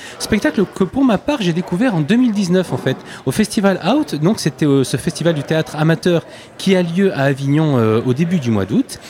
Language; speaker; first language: French; native; French